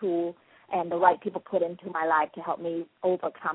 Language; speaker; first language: English; non-native, local second language; Cantonese